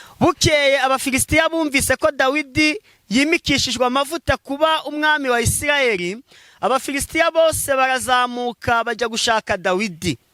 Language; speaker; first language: Kinyarwanda; native; Kinyarwanda